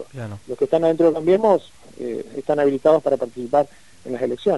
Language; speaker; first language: Spanish; native; Spanish